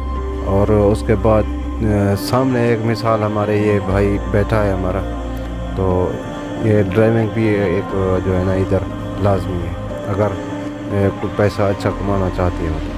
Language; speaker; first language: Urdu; non-native, local second language; Punjabi